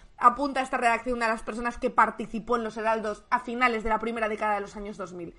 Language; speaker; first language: Spanish; native; Spanish